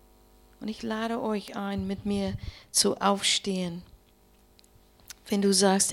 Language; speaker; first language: German; non-native, learner; English